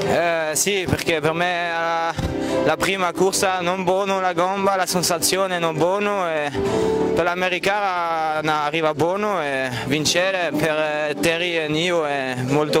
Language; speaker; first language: Italian; non-native, learner; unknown